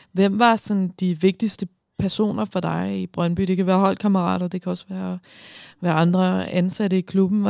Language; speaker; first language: Danish; native; Danish